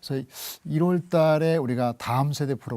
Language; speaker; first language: Korean; native; Korean